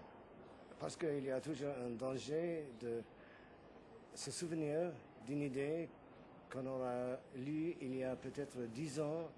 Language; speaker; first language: French; non-native, fluent; English